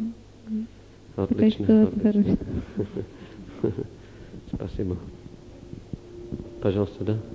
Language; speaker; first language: Russian; non-native, fluent; English